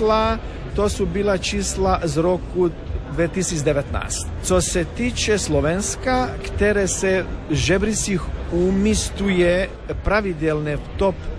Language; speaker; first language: Czech; non-native, learner; Croatian